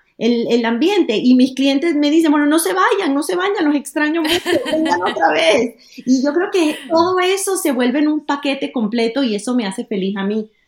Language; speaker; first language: Spanish; native; Spanish